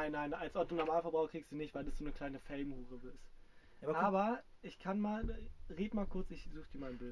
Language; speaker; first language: German; native; German